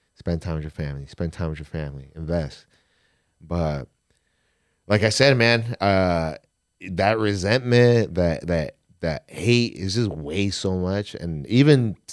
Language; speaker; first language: English; native; English